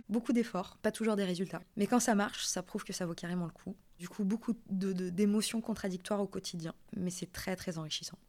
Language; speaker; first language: French; non-native, local second language; Arabic